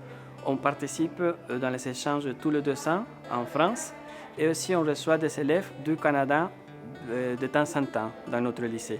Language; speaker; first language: French; non-native, local second language; Spanish